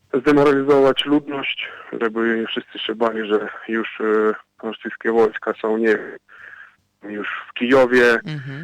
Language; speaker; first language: Polish; non-native, fluent; Ukrainian